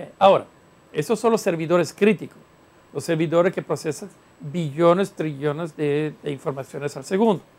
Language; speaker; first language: Spanish; non-native, fluent; Italian